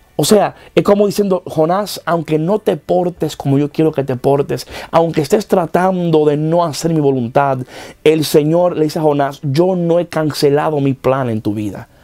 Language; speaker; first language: Spanish; native; Spanish